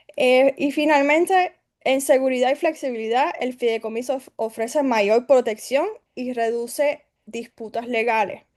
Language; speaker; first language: Spanish; early bilingual, heritage; Spanish